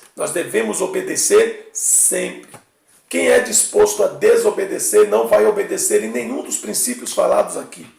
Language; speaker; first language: Portuguese; native; Portuguese